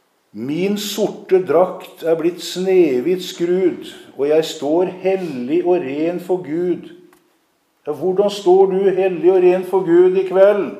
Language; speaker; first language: Norwegian; native; Norwegian